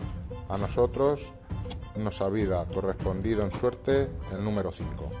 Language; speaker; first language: Spanish; native; Spanish